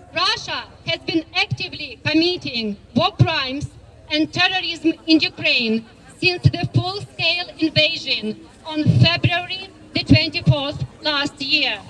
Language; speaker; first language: English; non-native, fluent; Ukrainian